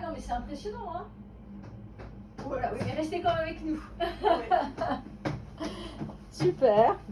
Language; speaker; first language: French; native; French